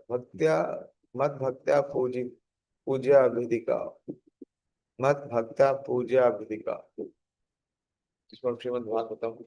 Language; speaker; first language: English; non-native, local second language; Hindi